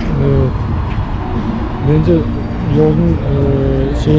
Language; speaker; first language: Turkish; non-native, learner; Bashkir